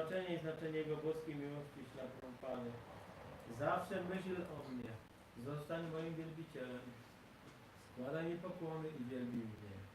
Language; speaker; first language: Polish; native; Polish